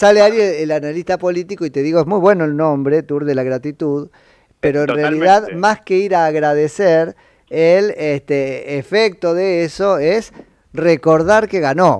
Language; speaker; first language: Spanish; native; Spanish